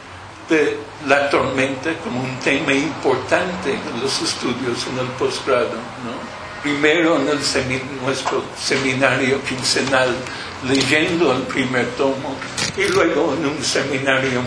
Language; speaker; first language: Spanish; non-native, fluent; English